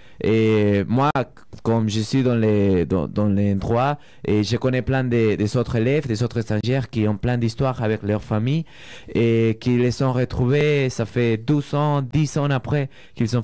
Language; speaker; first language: French; non-native, fluent; Spanish